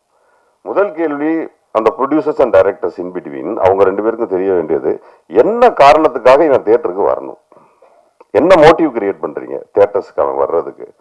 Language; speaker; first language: Tamil; native; Tamil